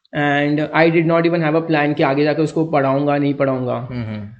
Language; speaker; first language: Hindi; native; Hindi